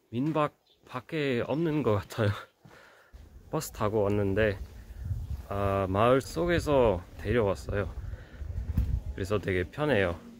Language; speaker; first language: Korean; non-native, fluent; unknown